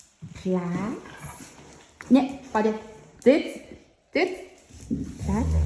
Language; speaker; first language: German; non-native, learner; Mongolian